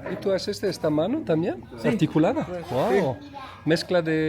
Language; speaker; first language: Spanish; non-native, learner; Portuguese